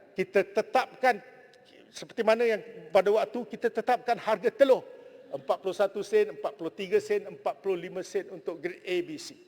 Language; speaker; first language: Malay; non-native, local second language; Chinese